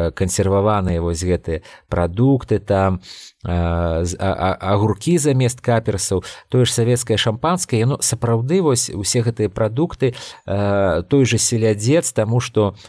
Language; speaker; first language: Belarusian; non-native, local second language; Russian